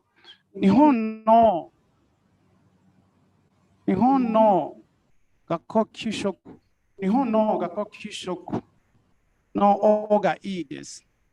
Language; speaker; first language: Japanese; non-native, learner; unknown